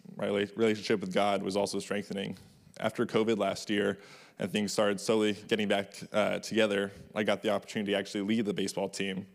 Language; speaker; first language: English; native; English